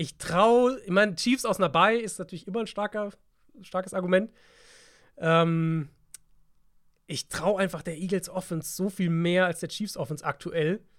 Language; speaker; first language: German; native; German